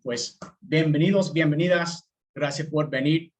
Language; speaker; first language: Spanish; non-native, fluent; English